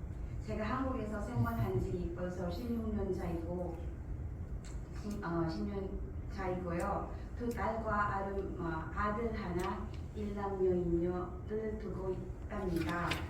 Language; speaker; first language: Korean; non-native, learner; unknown